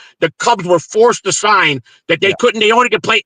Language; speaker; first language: English; native; English